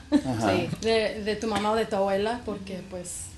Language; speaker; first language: Spanish; early bilingual, heritage; Spanish